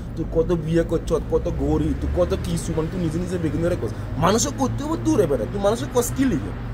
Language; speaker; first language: Bangla; non-native, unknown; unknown